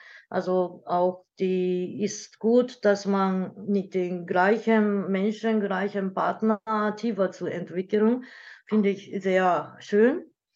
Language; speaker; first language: German; non-native, learner; Japanese